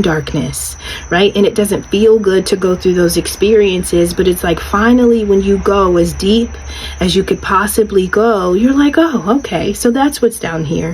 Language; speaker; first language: English; native; English